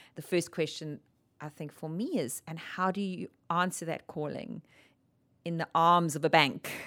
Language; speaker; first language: English; native; English